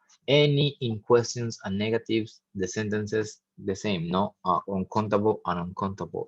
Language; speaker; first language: English; non-native, fluent; Spanish